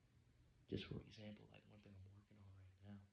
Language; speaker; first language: English; native; English